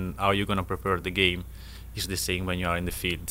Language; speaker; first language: English; non-native, learner; Italian